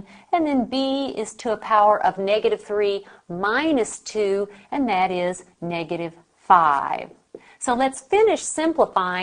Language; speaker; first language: English; native; English